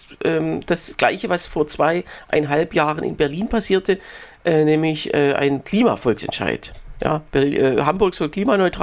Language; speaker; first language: German; native; German